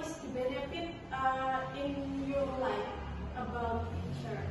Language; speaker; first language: English; non-native, learner; Indonesian